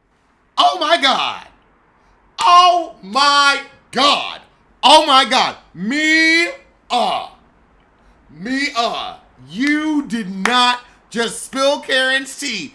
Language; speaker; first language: English; native; English